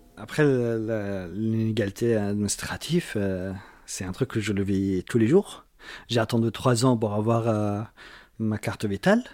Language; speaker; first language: French; non-native, fluent; Arabic